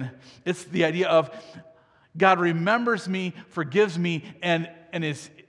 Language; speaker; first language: English; native; English